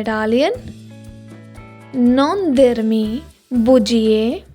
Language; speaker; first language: Italian; non-native, learner; Hindi